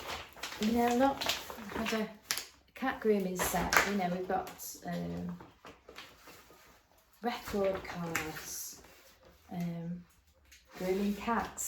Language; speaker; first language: English; native; English